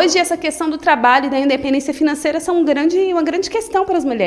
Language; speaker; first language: Portuguese; native; Portuguese